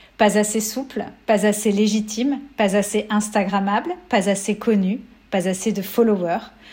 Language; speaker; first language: French; native; French